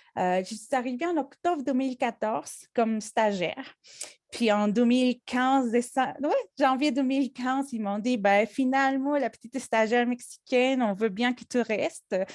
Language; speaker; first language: French; non-native, fluent; Spanish